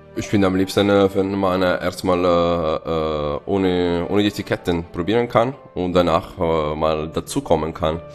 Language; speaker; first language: German; non-native, fluent; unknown